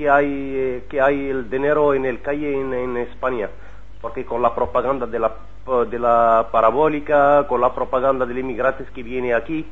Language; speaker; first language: Spanish; non-native, learner; Arabic